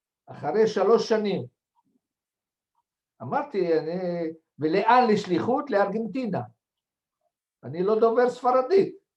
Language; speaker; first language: Hebrew; non-native, fluent; French